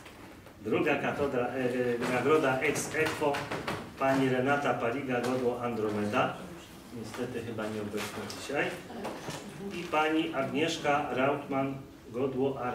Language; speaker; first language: Polish; native; Polish